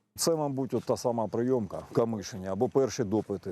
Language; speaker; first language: Ukrainian; native; Ukrainian